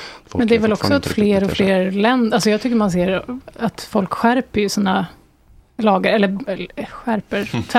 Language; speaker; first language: Swedish; native; Swedish